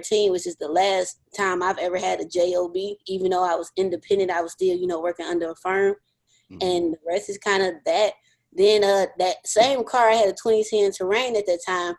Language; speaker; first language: English; native; English